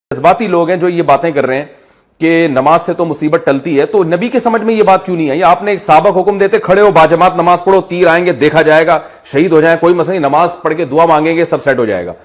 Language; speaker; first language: Urdu; native; Urdu